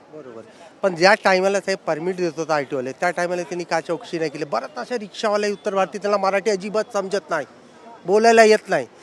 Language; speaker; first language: Marathi; non-native, local second language; Hindi